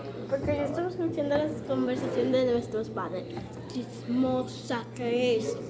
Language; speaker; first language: Spanish; native; Spanish